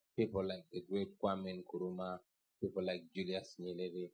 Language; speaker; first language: English; non-native, local second language; Ganda